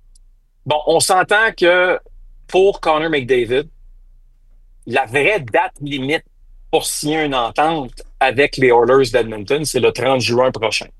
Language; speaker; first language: French; native; French